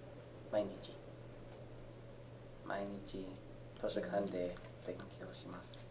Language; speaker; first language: Japanese; non-native, learner; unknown